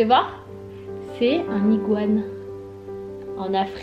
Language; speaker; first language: French; native; French